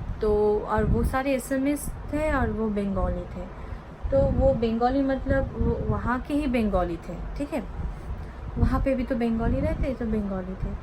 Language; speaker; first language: Hindi; non-native, local second language; Bangla